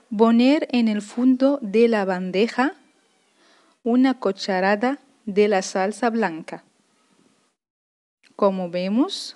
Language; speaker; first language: Spanish; non-native, fluent; Arabic